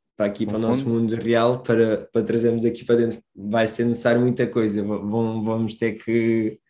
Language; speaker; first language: Portuguese; early bilingual, other home language; Romanian